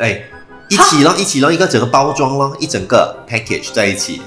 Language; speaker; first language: Chinese; native; Chinese